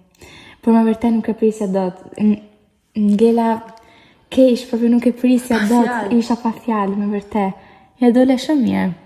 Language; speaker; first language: Albanian; early bilingual, heritage; Albanian